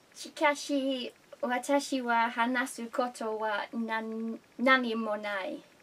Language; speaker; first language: Japanese; non-native, learner; English